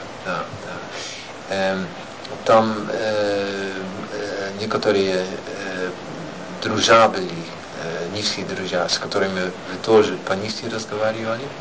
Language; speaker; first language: Russian; non-native, learner; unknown